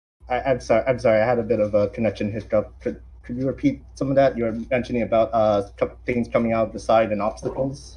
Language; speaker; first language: English; native; English